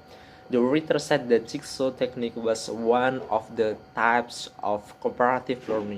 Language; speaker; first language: English; non-native, learner; Indonesian